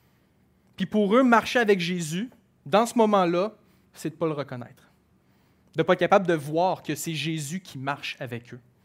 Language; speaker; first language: French; native; French